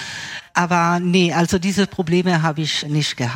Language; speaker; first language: German; early bilingual, other home language; Italian